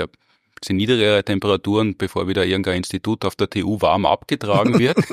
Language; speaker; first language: German; native; German